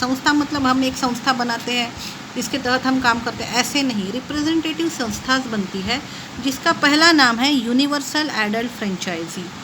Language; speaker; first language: Hindi; non-native, local second language; Marathi